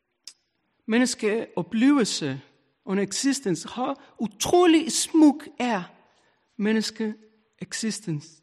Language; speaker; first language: Danish; non-native, learner; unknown